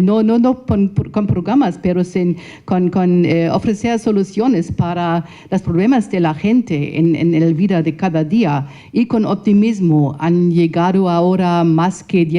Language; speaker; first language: Spanish; non-native, fluent; German